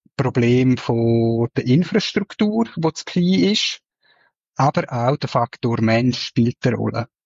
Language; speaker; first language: German; native; German